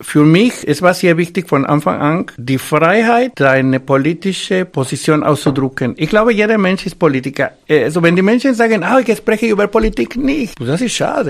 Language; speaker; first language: German; non-native, fluent; Spanish